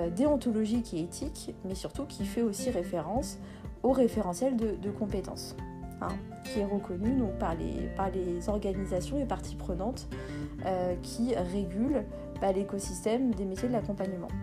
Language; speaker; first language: French; non-native, local second language; Kabyle